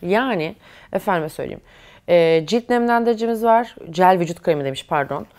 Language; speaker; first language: Turkish; native; Turkish